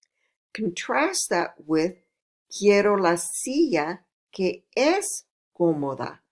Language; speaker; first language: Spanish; non-native, fluent; English